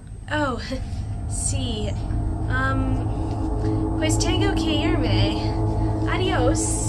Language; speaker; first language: Spanish; non-native, learner; English